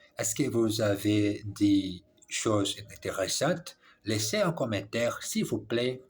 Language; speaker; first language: French; non-native, learner; English